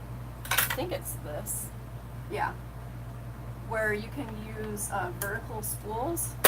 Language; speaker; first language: English; native; English